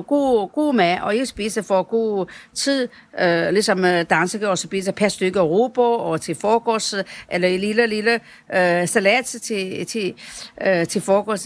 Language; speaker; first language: Danish; non-native, learner; Chinese